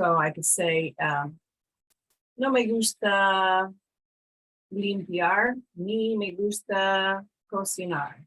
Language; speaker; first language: Spanish; non-native, fluent; English